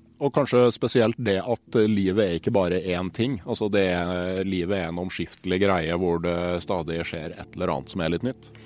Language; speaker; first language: Norwegian; native; Norwegian